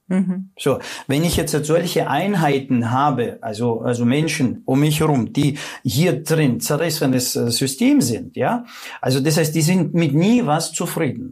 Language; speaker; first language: German; non-native, fluent; Russian